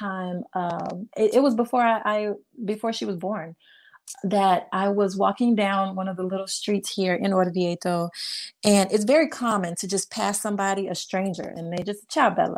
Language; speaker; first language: English; native; English